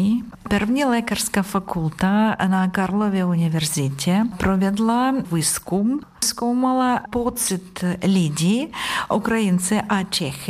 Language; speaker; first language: Czech; non-native, learner; Ukrainian